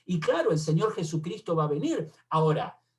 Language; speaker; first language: Spanish; native; Spanish